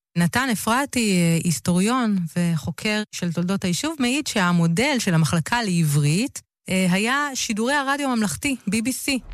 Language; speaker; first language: Hebrew; native; Hebrew